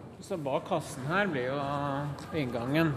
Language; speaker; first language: Norwegian; native; Norwegian